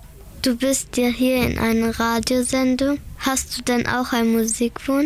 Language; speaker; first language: German; early bilingual, other home language; Persian